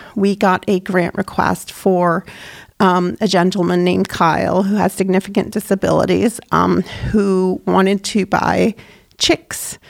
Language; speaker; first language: English; native; English